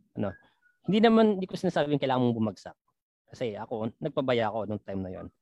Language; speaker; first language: Filipino; non-native, local second language; Pampanga